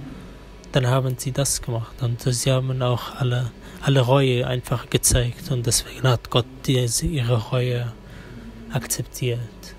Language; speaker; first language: German; non-native, fluent; Arabic